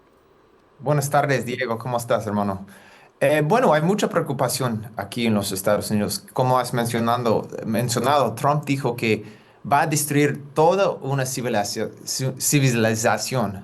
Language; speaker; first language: Spanish; non-native, fluent; English